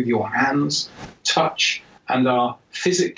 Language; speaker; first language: English; native; English